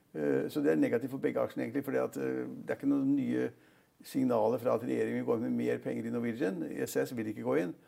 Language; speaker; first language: Norwegian; native; Norwegian